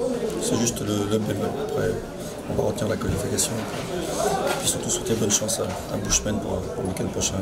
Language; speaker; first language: French; native; French